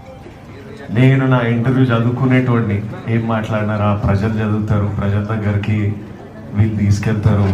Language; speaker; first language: Telugu; native; Telugu